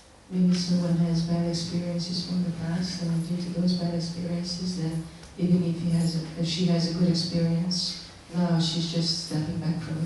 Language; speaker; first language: English; non-native, fluent; Hungarian